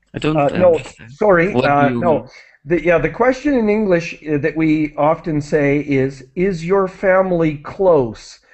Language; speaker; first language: English; native; English